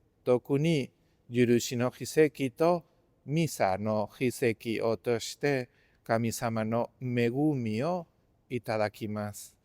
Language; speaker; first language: Japanese; non-native, fluent; Spanish